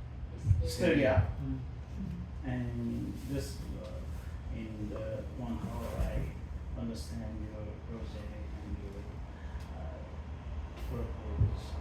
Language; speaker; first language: English; non-native, learner; Nepali